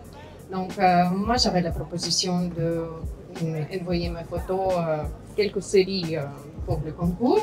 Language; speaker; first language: French; non-native, fluent; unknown